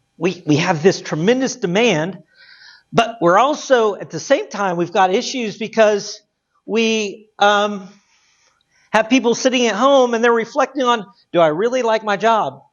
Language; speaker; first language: English; native; English